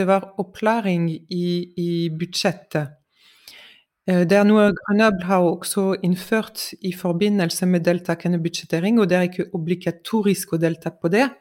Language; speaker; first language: Norwegian; non-native, fluent; French